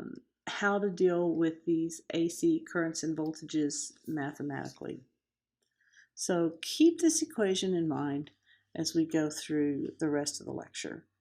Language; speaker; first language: English; native; English